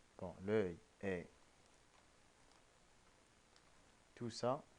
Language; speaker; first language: French; non-native, local second language; Arabic